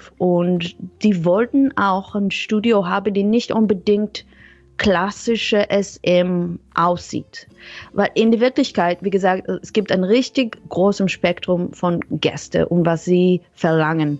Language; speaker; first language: German; non-native, fluent; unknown